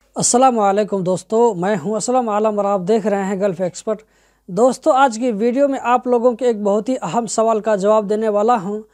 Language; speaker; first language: Hindi; native; Hindi